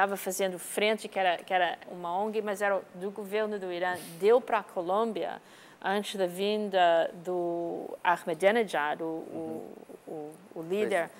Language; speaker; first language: Portuguese; non-native, fluent; English